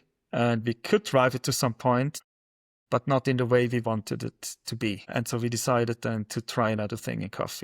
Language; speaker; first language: English; non-native, fluent; German